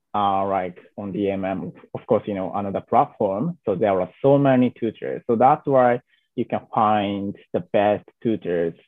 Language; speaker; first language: English; non-native, learner; Japanese